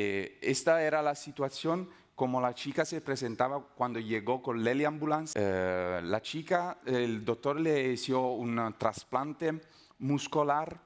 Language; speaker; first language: Spanish; non-native, fluent; Italian